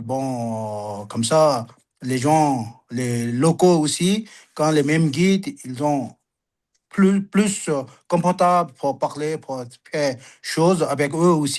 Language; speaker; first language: French; non-native, learner; Sherpa